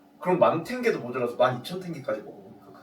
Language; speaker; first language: Korean; native; Korean